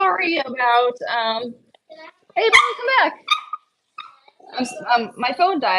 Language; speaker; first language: English; native; English